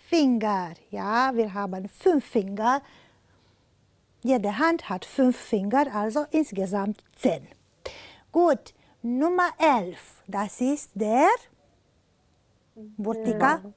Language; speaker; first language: German; non-native, fluent; Romanian